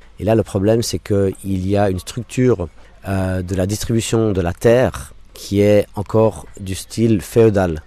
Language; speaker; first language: French; non-native, local second language; English